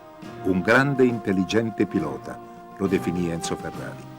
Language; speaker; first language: Italian; native; Italian